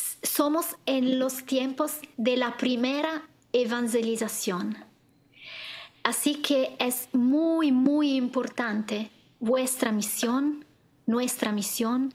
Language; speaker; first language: Spanish; non-native, fluent; Italian